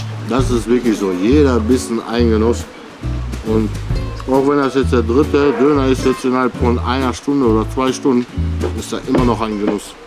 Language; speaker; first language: German; native; German